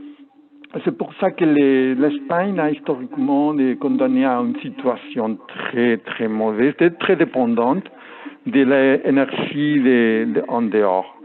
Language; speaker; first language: French; non-native, learner; Spanish